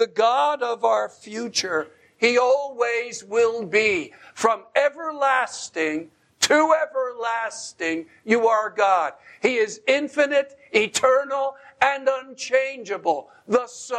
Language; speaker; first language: English; native; English